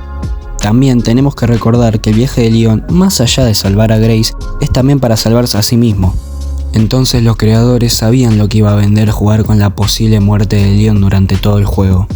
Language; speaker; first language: Spanish; native; Spanish